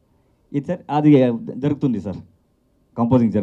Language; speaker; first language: Telugu; non-native, local second language; Kannada